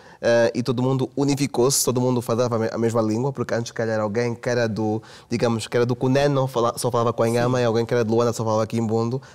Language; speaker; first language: Portuguese; native; Portuguese